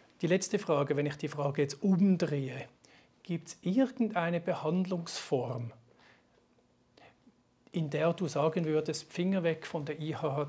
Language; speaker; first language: German; native; German